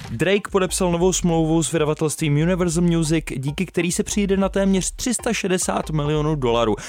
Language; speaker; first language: Czech; native; Czech